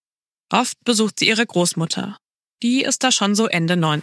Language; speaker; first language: German; native; German